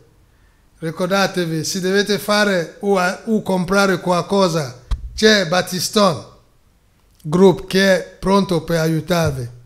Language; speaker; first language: Italian; non-native, fluent; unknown